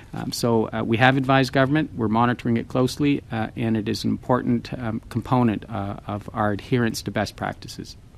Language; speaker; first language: English; native; English